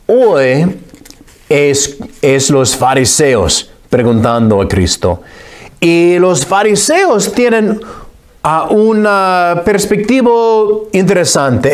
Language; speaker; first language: Spanish; non-native, fluent; English